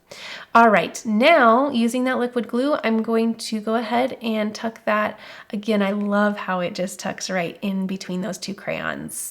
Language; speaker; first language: English; native; English